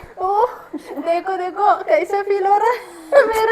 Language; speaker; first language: Hindi; non-native, local second language; Kannada